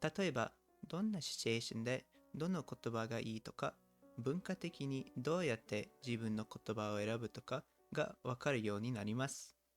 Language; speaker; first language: Japanese; non-native, learner; English